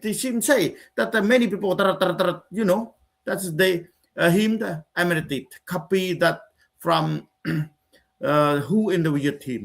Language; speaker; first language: English; non-native, learner; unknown